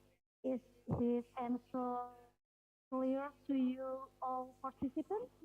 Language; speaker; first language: English; non-native, fluent; Indonesian